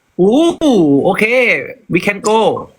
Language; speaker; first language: English; non-native, learner; Thai